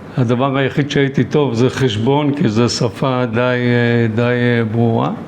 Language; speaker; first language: Hebrew; early bilingual, other home language; Polish